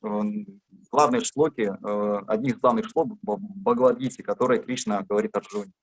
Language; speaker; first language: Russian; native; Russian